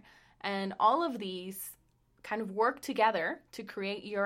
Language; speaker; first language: English; non-native, fluent; Spanish